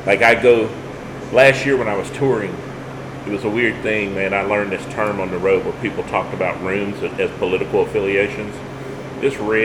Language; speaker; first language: English; native; English